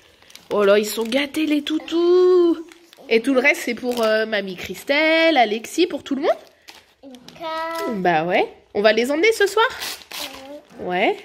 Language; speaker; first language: French; native; French